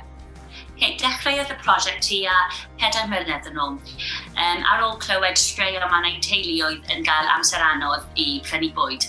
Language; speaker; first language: Welsh; non-native, local second language; English